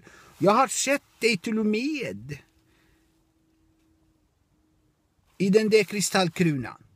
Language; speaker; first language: Swedish; non-native, fluent; Arabic